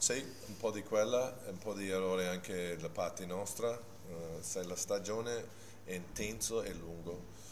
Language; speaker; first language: Italian; non-native, fluent; English